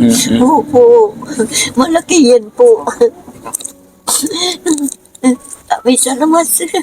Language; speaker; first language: Filipino; non-native, learner; Vietnamese